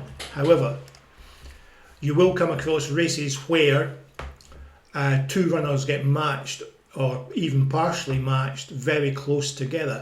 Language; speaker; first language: English; native; English